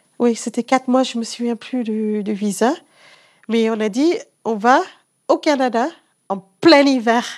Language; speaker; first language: French; non-native, fluent; English